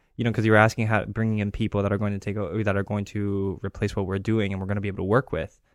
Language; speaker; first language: English; early bilingual, other home language; Greek